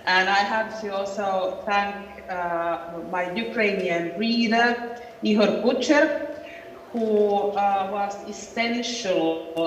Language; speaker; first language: English; non-native, fluent; Finnish